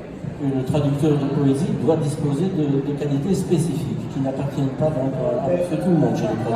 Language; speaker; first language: French; native; French